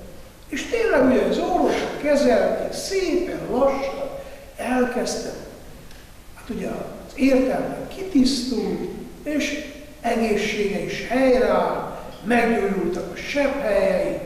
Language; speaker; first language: Hungarian; non-native, fluent; Italian